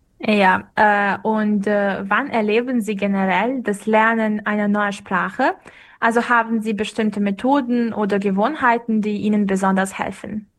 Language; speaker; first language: German; non-native, fluent; Serbian